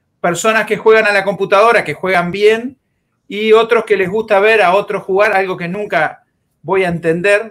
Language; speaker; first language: Spanish; native; Spanish